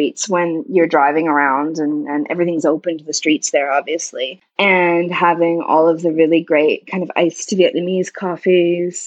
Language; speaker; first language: English; native; English